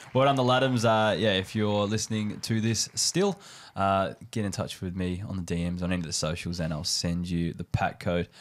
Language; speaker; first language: English; native; English